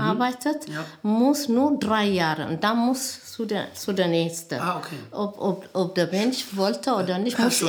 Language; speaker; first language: German; non-native, learner; Amharic